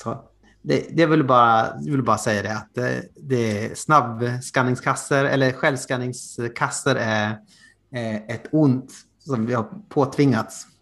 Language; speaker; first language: Swedish; native; Swedish